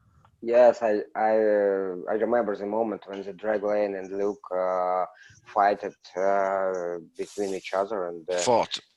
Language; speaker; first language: English; non-native, learner; Russian